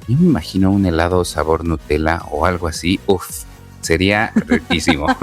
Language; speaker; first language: Spanish; native; Spanish